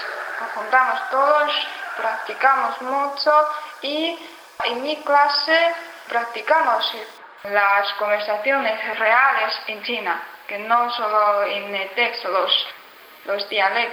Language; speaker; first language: Spanish; non-native, learner; Chinese